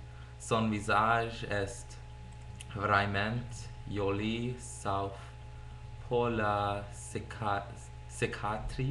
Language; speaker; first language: French; non-native, learner; English